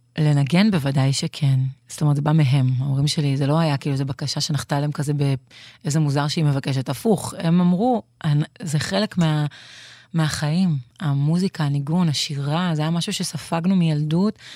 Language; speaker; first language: Hebrew; native; Hebrew